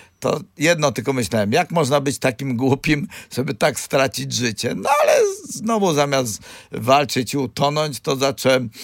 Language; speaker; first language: Polish; native; Polish